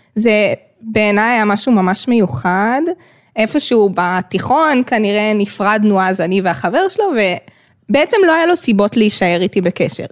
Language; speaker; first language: Hebrew; native; Hebrew